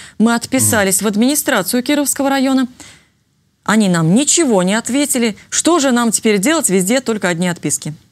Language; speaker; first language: Russian; native; Russian